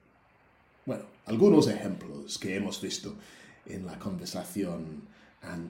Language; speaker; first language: Spanish; non-native, fluent; English